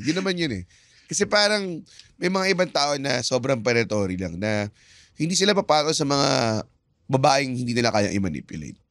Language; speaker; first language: Filipino; native; Filipino